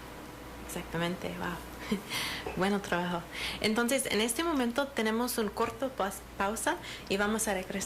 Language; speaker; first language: Spanish; non-native, learner; English